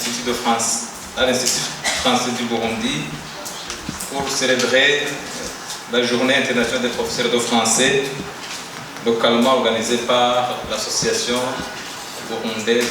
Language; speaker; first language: French; non-native, local second language; Rundi